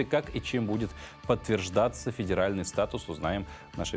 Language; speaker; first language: Russian; native; Russian